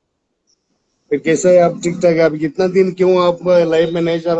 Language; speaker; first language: Hindi; non-native, local second language; Tibetan